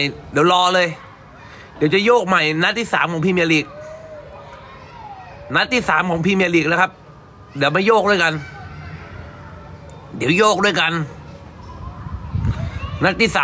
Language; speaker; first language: Thai; native; Thai